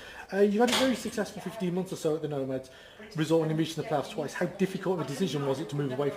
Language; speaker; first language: English; native; English